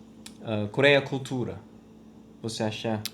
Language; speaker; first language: Portuguese; non-native, learner; Korean